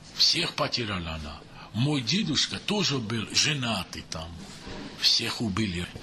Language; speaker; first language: Russian; non-native, local second language; Armenian